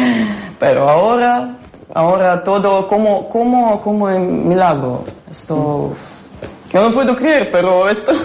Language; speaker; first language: Spanish; non-native, learner; Ukrainian